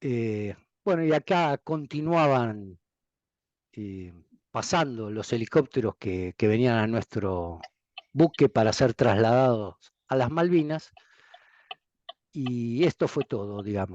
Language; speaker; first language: Spanish; native; Spanish